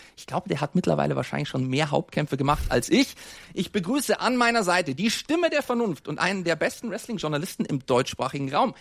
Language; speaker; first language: German; native; German